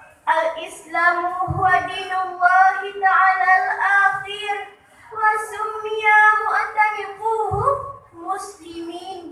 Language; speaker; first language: Arabic; non-native, learner; Achinese